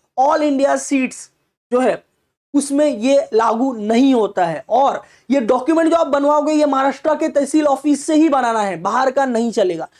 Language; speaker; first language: Hindi; non-native, local second language; Marathi